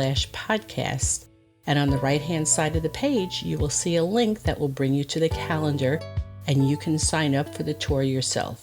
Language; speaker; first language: English; native; English